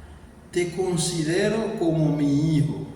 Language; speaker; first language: Spanish; non-native, learner; Haitian Creole